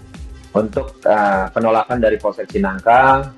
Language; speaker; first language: Indonesian; native; Indonesian